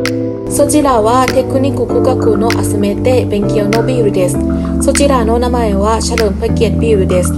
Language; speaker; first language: Japanese; non-native, learner; Thai